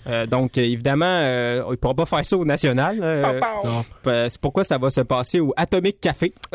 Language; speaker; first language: French; native; French